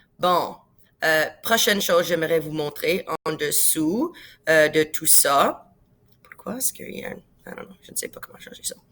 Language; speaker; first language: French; non-native, local second language; English